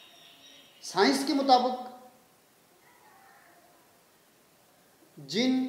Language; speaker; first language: Urdu; native; Urdu